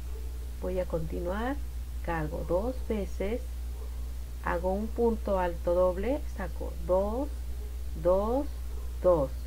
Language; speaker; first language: Spanish; native; Spanish